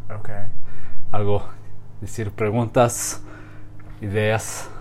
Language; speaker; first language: Spanish; non-native, learner; English